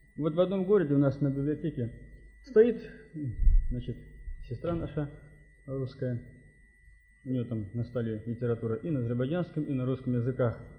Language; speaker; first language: Russian; native; Russian